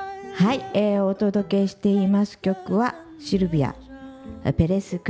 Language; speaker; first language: Japanese; native; Japanese